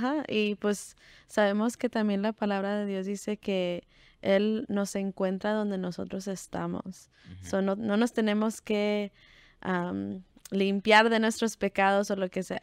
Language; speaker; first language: Spanish; early bilingual, heritage; Spanish